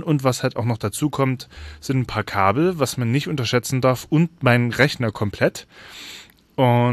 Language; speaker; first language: German; native; German